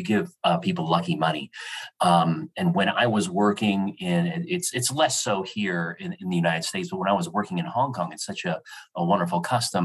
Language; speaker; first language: English; native; English